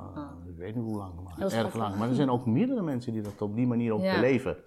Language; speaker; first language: Dutch; non-native, fluent; Italian